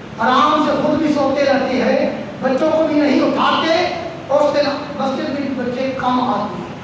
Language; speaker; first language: Urdu; non-native, local second language; Punjabi